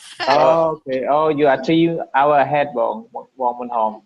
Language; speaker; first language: English; non-native, learner; Vietnamese